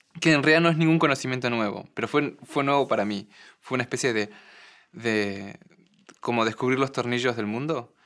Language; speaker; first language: Spanish; native; Spanish